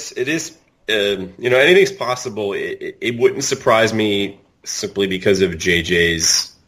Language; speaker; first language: English; native; English